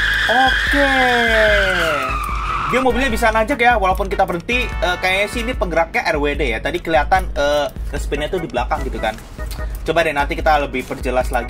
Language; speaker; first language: Indonesian; native; Indonesian